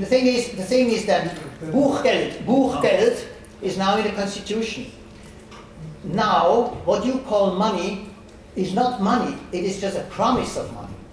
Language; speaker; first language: English; non-native, fluent; German